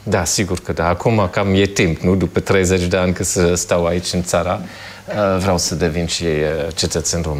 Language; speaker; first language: Romanian; non-native, fluent; German